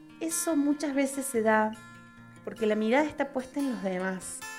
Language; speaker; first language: Spanish; native; Spanish